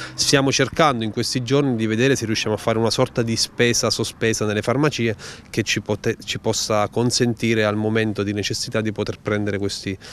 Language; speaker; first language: Italian; native; Italian